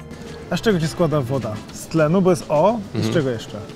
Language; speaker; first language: Polish; native; Polish